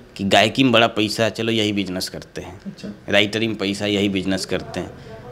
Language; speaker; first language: Hindi; native; Hindi